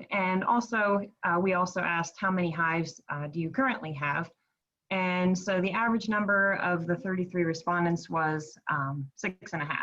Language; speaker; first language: English; native; English